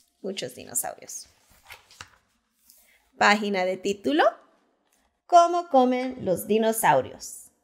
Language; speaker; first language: Spanish; early bilingual, heritage; Spanish